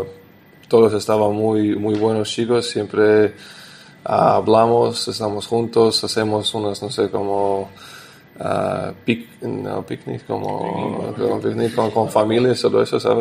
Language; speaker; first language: Spanish; non-native, learner; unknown